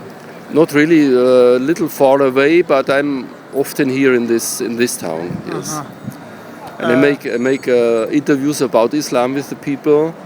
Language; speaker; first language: English; non-native, learner; German